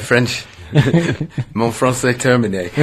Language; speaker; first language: French; non-native, learner; English